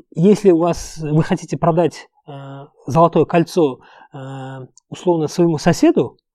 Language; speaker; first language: Russian; non-native, local second language; Uzbek